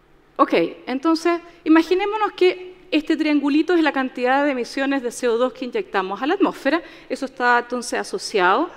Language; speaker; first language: Spanish; native; Spanish